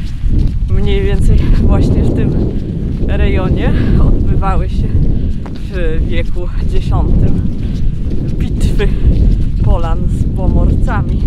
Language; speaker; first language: Polish; native; Polish